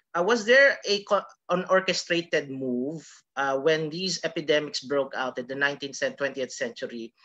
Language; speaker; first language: English; non-native, local second language; Filipino